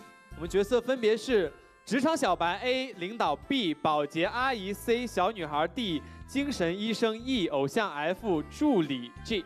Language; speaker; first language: Chinese; native; Chinese